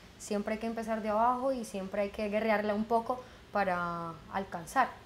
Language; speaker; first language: Spanish; native; Spanish